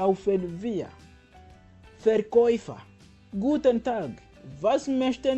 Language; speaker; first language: German; non-native, fluent; Kinyarwanda